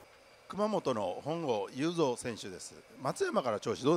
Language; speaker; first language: Japanese; native; Japanese